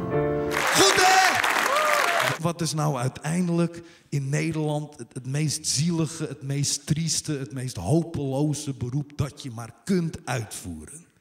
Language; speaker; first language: Dutch; native; Dutch